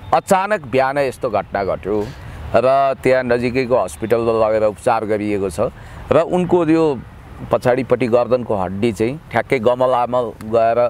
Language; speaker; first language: Nepali; native; Nepali